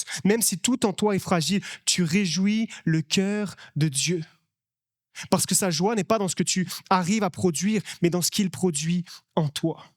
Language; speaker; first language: French; native; French